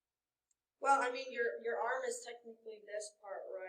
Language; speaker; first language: English; native; English